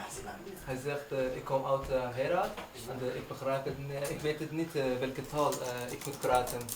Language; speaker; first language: Dutch; non-native, learner; Persian